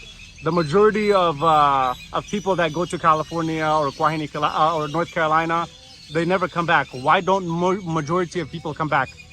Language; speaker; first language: English; non-native, fluent; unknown